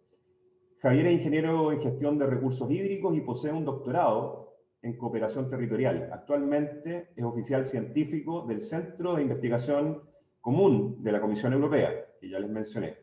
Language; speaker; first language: Spanish; native; Spanish